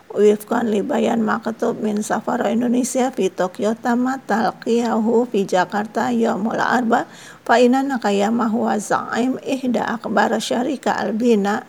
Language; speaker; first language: Arabic; non-native, fluent; Indonesian